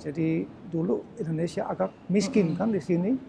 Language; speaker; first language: Indonesian; early bilingual, heritage; Dutch